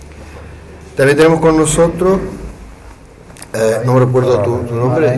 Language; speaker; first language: Spanish; native; Spanish